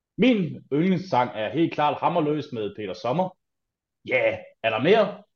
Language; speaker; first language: Danish; native; Danish